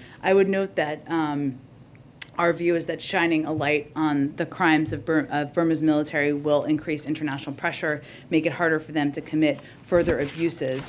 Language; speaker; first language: English; native; English